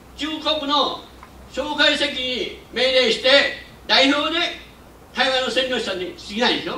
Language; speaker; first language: Japanese; non-native, local second language; Min Nan Chinese